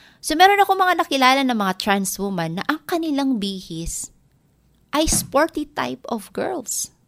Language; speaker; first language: Filipino; non-native, local second language; Waray